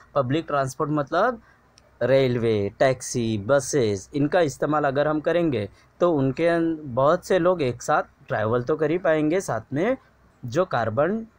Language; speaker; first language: Hindi; non-native, local second language; Marathi